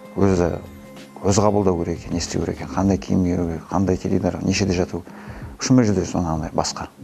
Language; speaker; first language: Kazakh; non-native, local second language; Russian